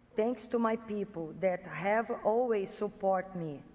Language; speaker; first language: English; non-native, fluent; Portuguese